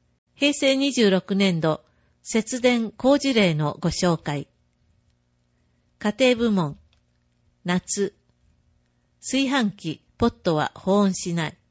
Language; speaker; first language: Japanese; native; Japanese